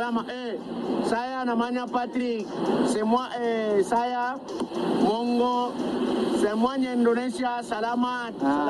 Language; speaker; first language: Indonesian; non-native, learner; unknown